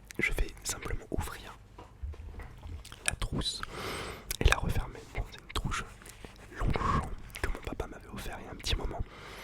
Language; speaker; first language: French; native; French